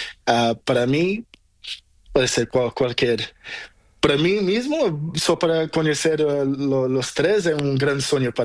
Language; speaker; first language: Spanish; non-native, learner; Portuguese